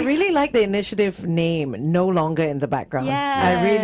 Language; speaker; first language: English; native; English